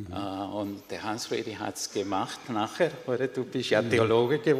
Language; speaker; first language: German; non-native, fluent; Spanish